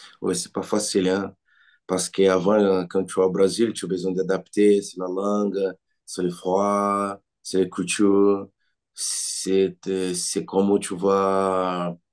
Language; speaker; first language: French; non-native, learner; Portuguese